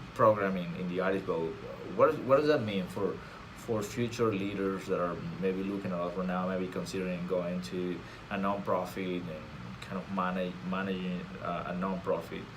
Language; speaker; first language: English; non-native, fluent; Spanish